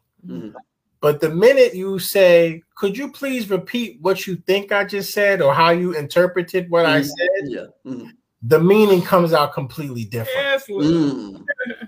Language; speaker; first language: English; early bilingual, other home language; Akan